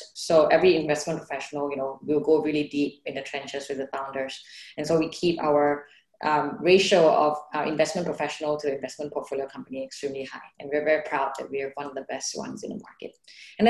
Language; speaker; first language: English; non-native, fluent; Thai